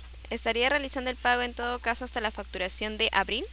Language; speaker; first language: Spanish; native; Spanish